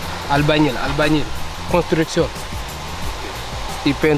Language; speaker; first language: Spanish; non-native, learner; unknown